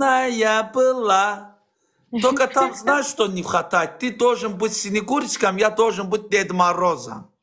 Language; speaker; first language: Russian; non-native, learner; Azerbaijani